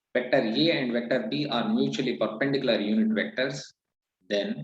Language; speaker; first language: English; non-native, local second language; Kannada